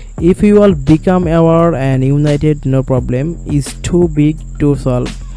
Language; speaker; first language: English; non-native, local second language; Bangla